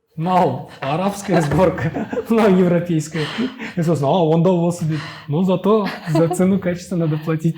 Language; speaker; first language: Russian; non-native, local second language; Kazakh